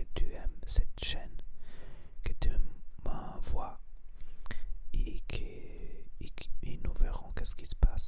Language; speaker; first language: French; non-native, learner; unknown